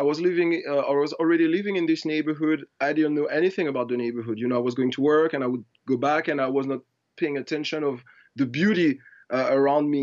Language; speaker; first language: English; non-native, fluent; French